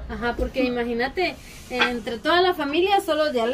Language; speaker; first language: Spanish; native; Spanish